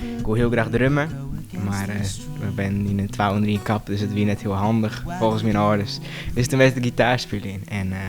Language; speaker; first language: Dutch; non-native, local second language; Western Frisian